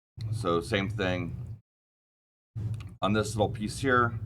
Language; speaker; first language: English; native; English